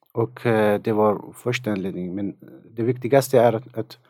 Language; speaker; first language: Swedish; non-native, fluent; Persian